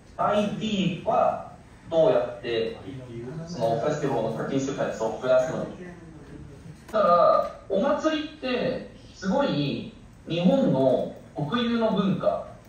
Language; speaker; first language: Japanese; non-native, fluent; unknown